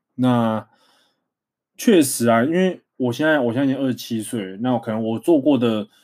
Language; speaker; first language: Chinese; native; Chinese